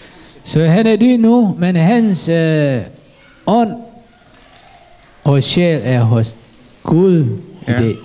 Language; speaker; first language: Danish; non-native, learner; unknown